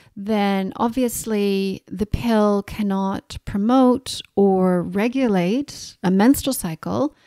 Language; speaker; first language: English; native; English